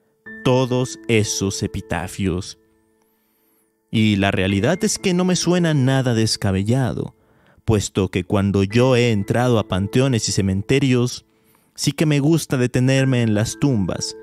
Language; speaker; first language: Spanish; native; Spanish